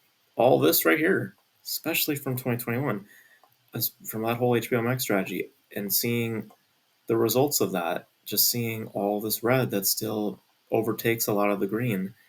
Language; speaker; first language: English; native; English